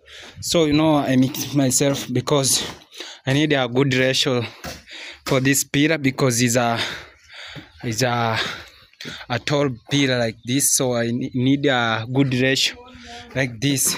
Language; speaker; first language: English; non-native, learner; Swahili